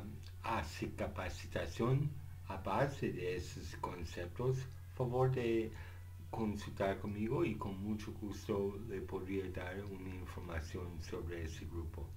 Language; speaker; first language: Spanish; non-native, fluent; English